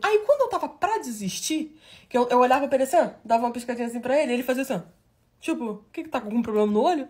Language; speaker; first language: Portuguese; native; Portuguese